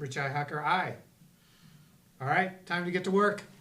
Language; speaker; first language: English; native; English